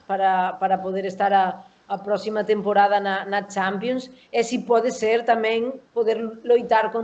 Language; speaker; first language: Portuguese; non-native, learner; Spanish